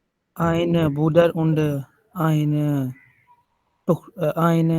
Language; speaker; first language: German; non-native, learner; Urdu